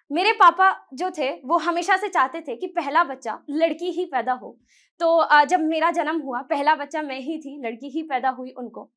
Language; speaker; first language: Hindi; native; Hindi